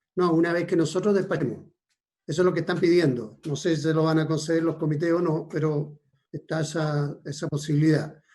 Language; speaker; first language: Spanish; native; Spanish